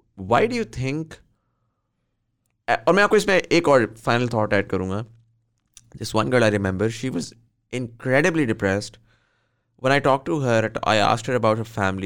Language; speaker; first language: English; non-native, local second language; Urdu